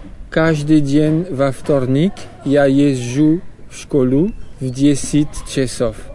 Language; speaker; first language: Russian; non-native, learner; French